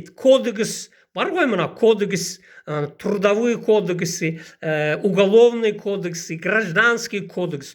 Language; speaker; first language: Russian; non-native, local second language; Kazakh